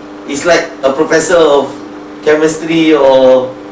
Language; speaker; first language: English; non-native, local second language; Malay